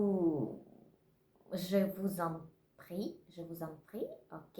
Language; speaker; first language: French; non-native, learner; Russian